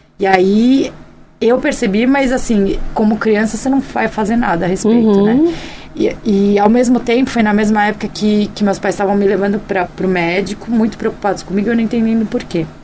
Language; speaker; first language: Portuguese; early bilingual, other home language; Korean